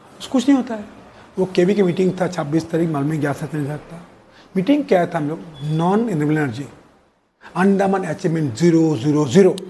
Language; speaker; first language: Hindi; non-native, local second language; Bangla